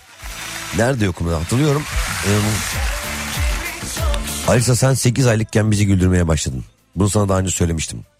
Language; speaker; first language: Turkish; native; Turkish